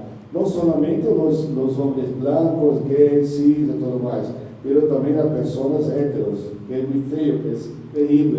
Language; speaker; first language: Spanish; non-native, learner; Portuguese